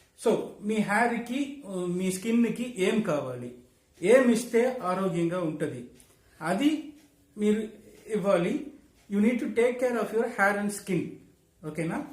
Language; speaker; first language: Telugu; non-native, learner; Tamil